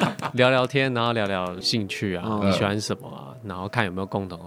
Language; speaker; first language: Chinese; native; Chinese